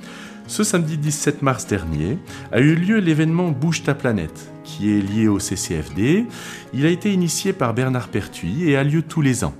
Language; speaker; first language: French; native; French